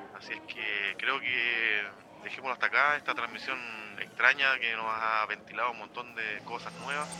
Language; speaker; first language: Spanish; native; Spanish